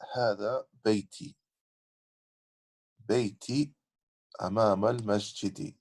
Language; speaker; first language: Arabic; non-native, learner; English